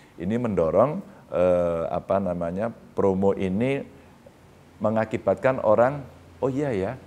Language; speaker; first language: Indonesian; native; Indonesian